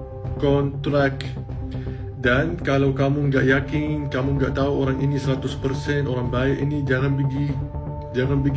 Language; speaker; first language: Indonesian; non-native, fluent; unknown